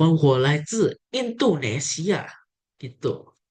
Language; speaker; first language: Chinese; non-native, learner; Indonesian